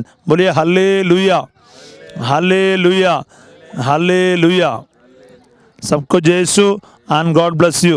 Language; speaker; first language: Hindi; native; Hindi